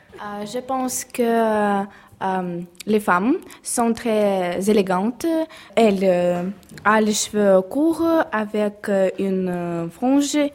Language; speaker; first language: French; non-native, learner; Russian